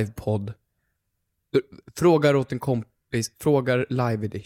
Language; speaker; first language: Swedish; native; Swedish